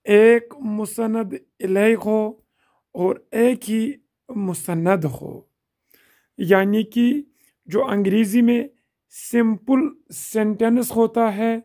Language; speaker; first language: Urdu; non-native, local second language; Kashmiri